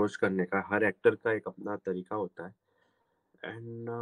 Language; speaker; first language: Hindi; non-native, local second language; Gujarati